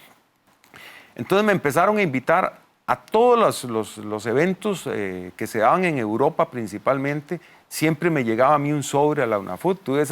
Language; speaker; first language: Spanish; native; Spanish